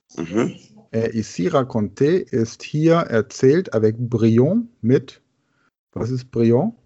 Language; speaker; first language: German; native; German